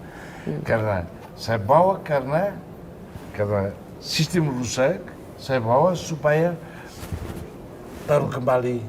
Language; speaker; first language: Indonesian; non-native, fluent; Tetum